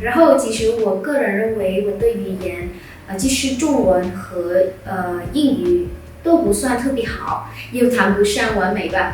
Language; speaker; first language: Chinese; non-native, fluent; Vietnamese